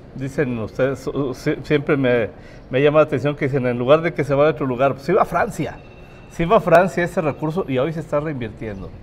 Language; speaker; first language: Spanish; native; Spanish